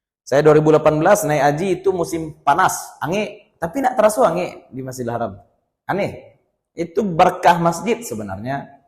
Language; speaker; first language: Malay; non-native, local second language; Minangkabau